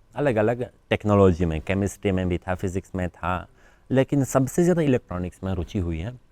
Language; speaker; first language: Hindi; non-native, fluent; Polish